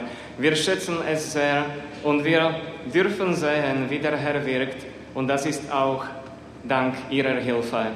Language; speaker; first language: German; non-native, fluent; Slovak